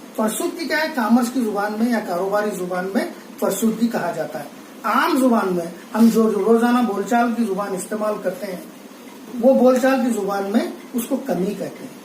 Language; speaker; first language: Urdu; native; Urdu